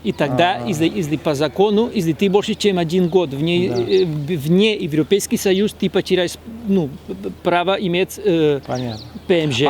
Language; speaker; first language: Russian; non-native, fluent; Spanish